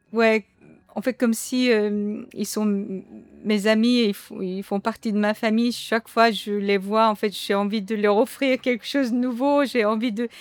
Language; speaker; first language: French; non-native, fluent; Korean